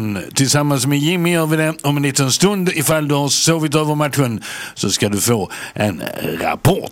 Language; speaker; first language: Swedish; native; Swedish